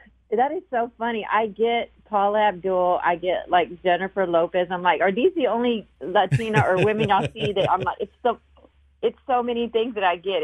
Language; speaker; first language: English; early bilingual, other home language; Spanish